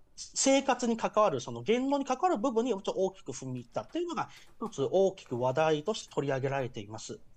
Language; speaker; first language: Japanese; early bilingual, heritage; Japanese